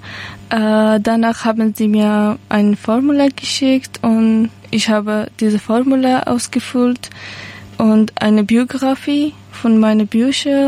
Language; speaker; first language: German; non-native, learner; Persian